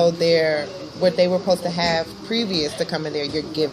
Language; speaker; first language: English; native; English